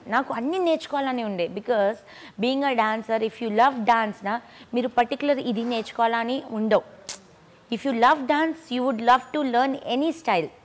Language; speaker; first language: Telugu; non-native, local second language; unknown